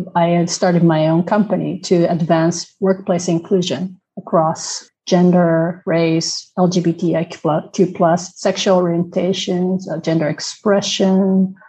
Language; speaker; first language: English; non-native, fluent; Japanese